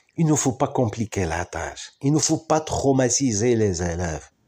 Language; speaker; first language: French; non-native, local second language; Arabic